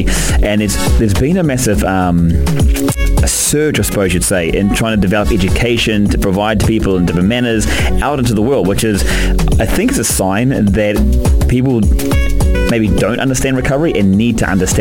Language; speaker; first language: English; native; English